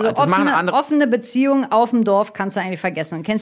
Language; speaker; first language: German; native; German